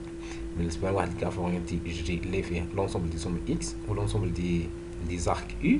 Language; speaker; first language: French; non-native, local second language; Arabic